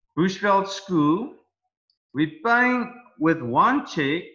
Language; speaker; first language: English; non-native, local second language; Afrikaans